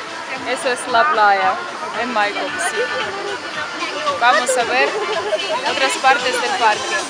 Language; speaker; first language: Spanish; non-native, fluent; Russian